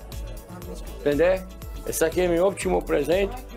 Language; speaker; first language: Portuguese; non-native, fluent; French